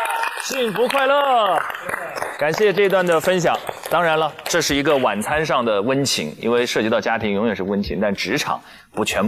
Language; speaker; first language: Chinese; native; Chinese